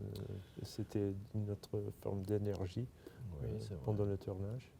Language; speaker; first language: French; non-native, fluent; English